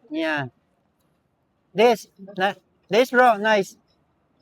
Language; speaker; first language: English; non-native, local second language; Filipino